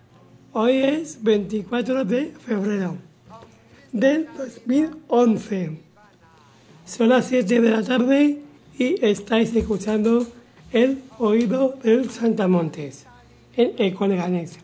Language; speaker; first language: Spanish; native; Spanish